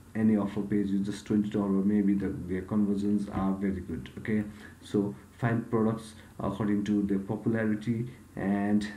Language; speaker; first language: English; non-native, local second language; Nepali